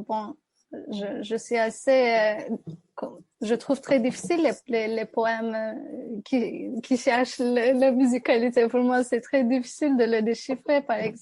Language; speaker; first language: French; non-native, fluent; Turkish